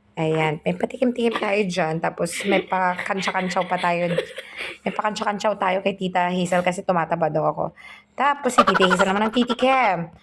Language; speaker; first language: Filipino; native; Filipino